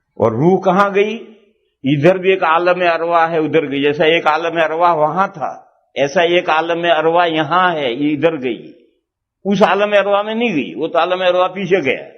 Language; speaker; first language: Urdu; non-native, local second language; Gujarati